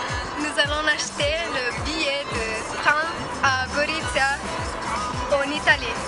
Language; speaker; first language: French; non-native, learner; Slovenian